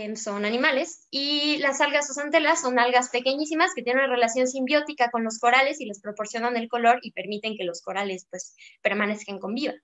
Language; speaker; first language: Spanish; native; Spanish